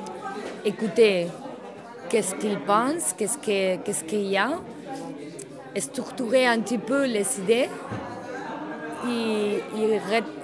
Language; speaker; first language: French; non-native, learner; Spanish